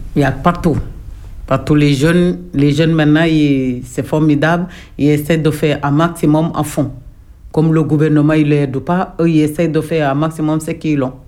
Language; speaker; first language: French; non-native, local second language; Jola-Fonyi